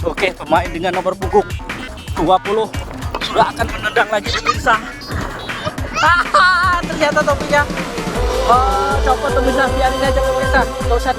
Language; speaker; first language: Indonesian; native; Indonesian